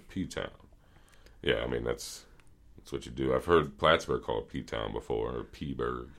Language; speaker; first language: English; native; English